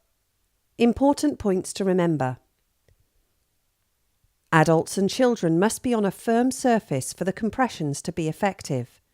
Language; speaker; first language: English; native; English